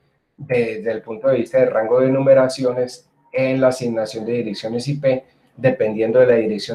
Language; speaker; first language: Spanish; native; Spanish